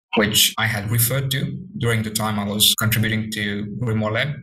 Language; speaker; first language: English; non-native, fluent; Morisyen